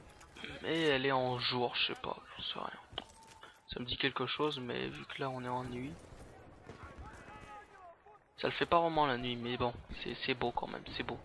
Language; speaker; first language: French; native; French